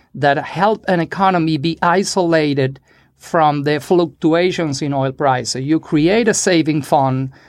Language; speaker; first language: English; non-native, fluent; Spanish